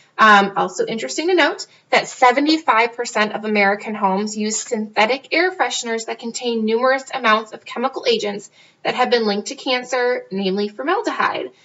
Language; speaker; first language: English; native; English